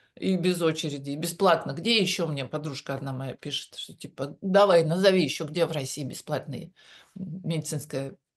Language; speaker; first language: Russian; native; Russian